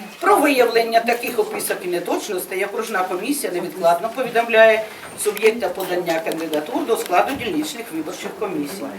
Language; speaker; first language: Ukrainian; native; Ukrainian